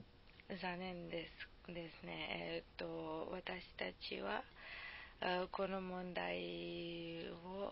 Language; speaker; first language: Japanese; non-native, learner; Serbian